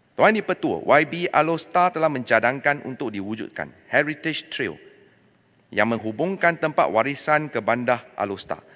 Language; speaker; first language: Malay; non-native, local second language; Chinese